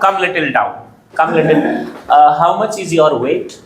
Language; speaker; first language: English; non-native, fluent; Hindi